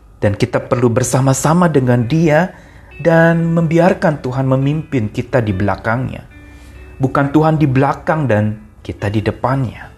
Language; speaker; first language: Indonesian; native; Indonesian